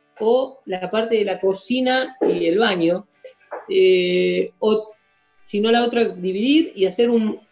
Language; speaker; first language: Spanish; native; Spanish